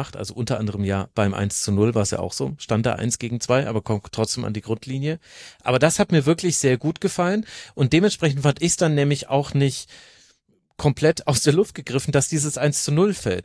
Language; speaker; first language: German; native; German